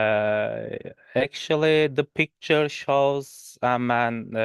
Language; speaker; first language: English; non-native, learner; Turkish